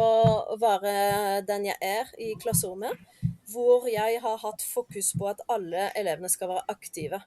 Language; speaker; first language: Norwegian; non-native, fluent; French